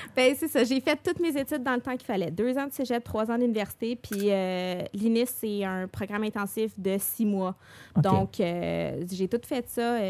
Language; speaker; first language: French; native; French